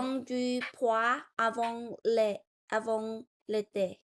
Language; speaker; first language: French; non-native, learner; Vietnamese